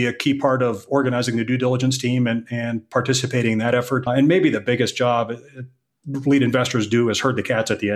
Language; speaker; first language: English; native; English